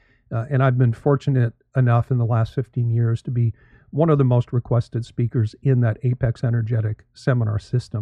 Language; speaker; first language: English; native; English